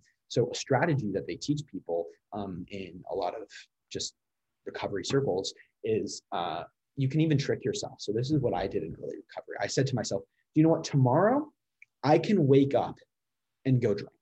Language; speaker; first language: English; native; English